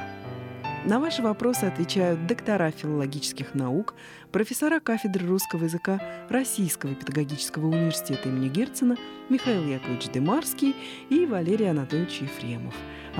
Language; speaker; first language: Russian; native; Russian